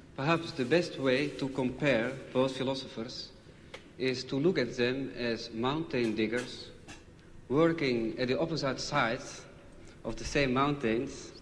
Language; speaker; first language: English; non-native, fluent; Dutch